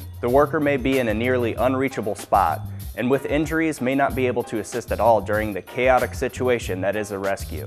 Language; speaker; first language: English; native; English